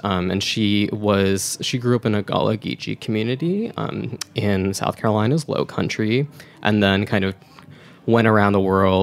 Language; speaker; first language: English; native; English